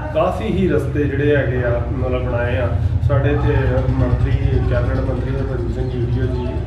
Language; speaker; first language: Punjabi; native; Punjabi